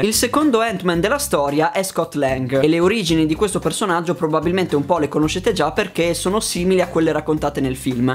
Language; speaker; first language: Italian; native; Italian